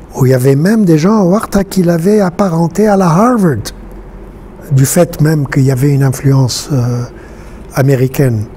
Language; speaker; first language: French; non-native, local second language; Arabic